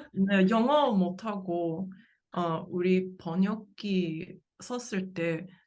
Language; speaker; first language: Korean; non-native, learner; English